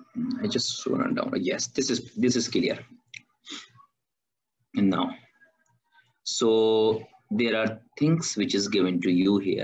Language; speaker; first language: English; non-native, fluent; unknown